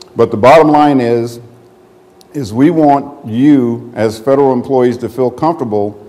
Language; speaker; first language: English; native; English